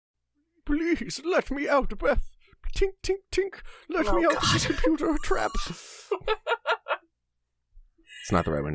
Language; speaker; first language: English; native; English